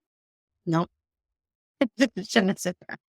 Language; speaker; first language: French; non-native, learner; English